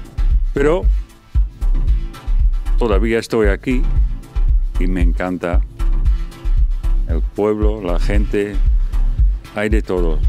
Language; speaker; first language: Spanish; non-native, fluent; Dutch